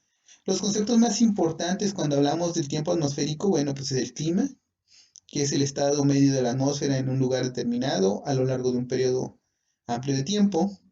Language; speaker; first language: Spanish; native; Spanish